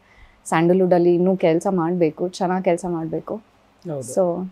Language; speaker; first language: Kannada; early bilingual, other home language; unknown